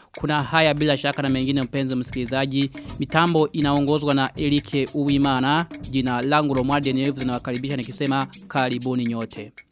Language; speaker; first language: Swahili; non-native, local second language; Rundi